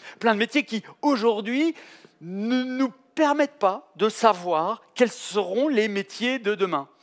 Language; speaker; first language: French; native; French